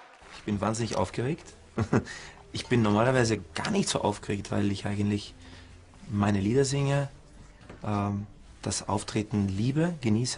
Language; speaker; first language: German; early bilingual, heritage; Italian